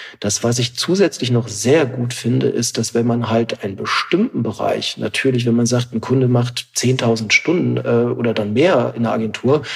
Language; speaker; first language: German; native; German